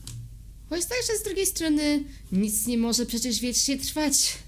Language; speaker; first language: Polish; native; Polish